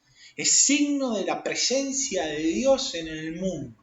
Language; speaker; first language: Spanish; native; Spanish